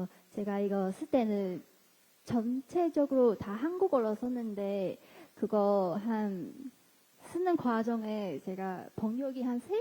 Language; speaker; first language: Korean; non-native, fluent; Chinese